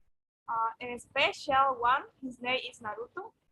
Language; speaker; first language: English; non-native, learner; Spanish